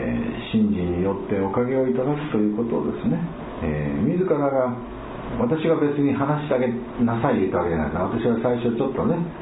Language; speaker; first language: Japanese; native; Japanese